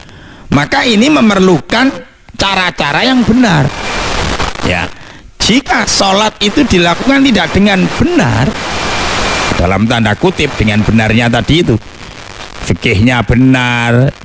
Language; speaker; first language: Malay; non-native, local second language; Javanese